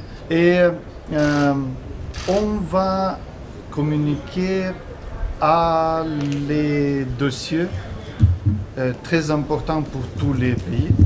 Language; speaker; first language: French; non-native, learner; Ukrainian